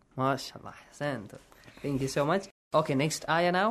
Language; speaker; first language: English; non-native, fluent; Persian